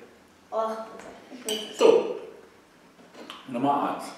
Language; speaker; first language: German; native; German